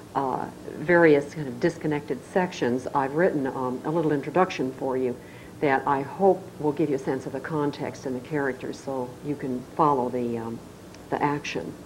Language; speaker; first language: English; native; English